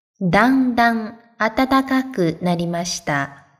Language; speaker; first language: Japanese; non-native, fluent; Chinese